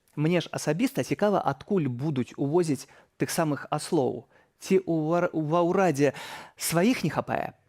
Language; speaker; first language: Belarusian; native; Belarusian